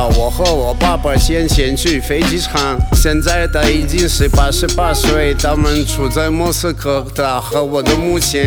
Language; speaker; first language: Chinese; non-native, learner; Russian